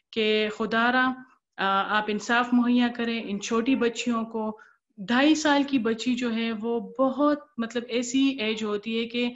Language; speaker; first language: Urdu; non-native, local second language; Pashto